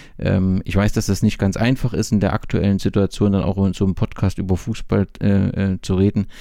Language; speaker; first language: German; native; German